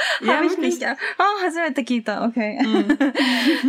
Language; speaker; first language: German; non-native, learner; Japanese